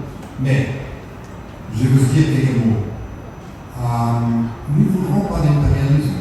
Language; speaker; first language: French; non-native, fluent; German